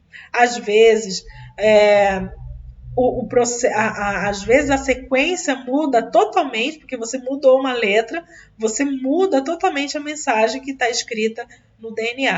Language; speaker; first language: Portuguese; native; Portuguese